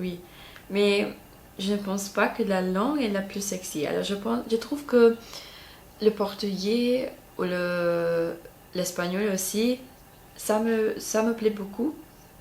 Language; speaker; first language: French; non-native, learner; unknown